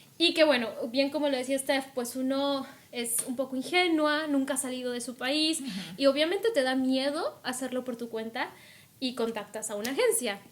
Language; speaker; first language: Spanish; native; Spanish